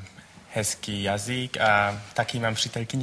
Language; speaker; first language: Czech; non-native, learner; German